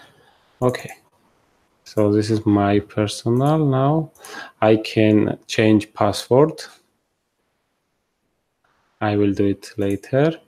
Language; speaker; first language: English; non-native, fluent; Georgian